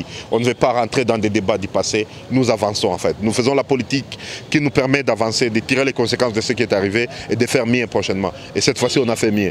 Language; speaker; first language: French; non-native, local second language; Swahili